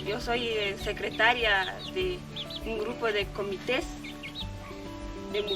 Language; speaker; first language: Spanish; non-native, local second language; Kʼicheʼ